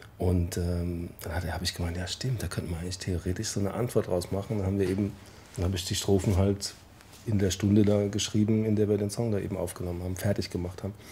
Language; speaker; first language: German; early bilingual, other home language; English